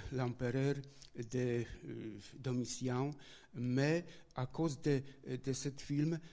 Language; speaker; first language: French; non-native, learner; Polish